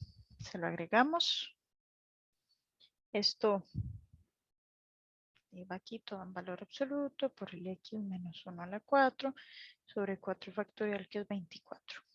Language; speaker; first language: Spanish; native; Spanish